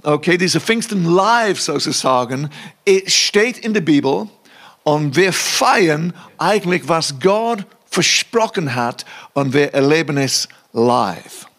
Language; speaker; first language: German; non-native, fluent; English